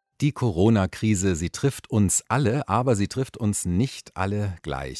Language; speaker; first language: German; native; German